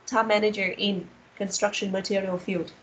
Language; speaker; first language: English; non-native, fluent; Vietnamese